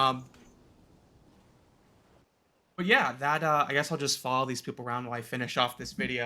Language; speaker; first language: English; native; English